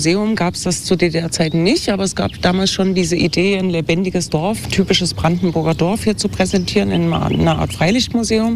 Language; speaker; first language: German; native; German